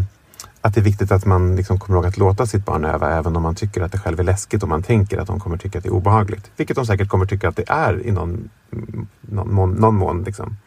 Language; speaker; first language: Swedish; native; Swedish